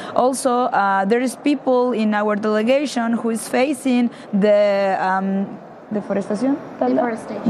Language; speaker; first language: English; non-native, learner; Spanish